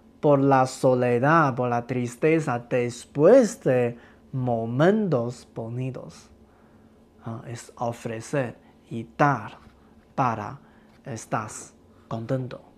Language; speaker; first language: Spanish; non-native, learner; Chinese